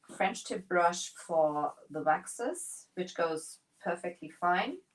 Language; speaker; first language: English; non-native, fluent; German